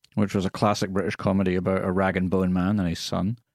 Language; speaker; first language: English; native; English